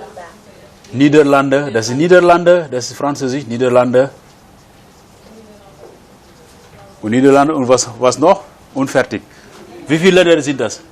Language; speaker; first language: German; non-native, fluent; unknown